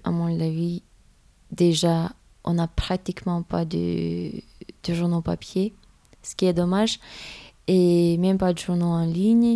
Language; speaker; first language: French; non-native, fluent; Romanian